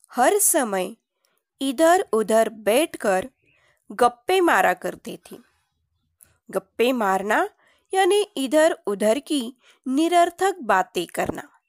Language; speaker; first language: Hindi; non-native, local second language; Marathi